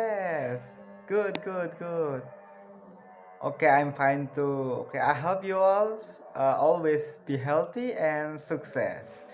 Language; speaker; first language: English; non-native, learner; Indonesian